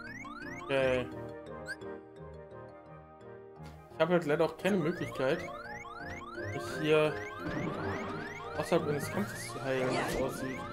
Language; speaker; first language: German; native; German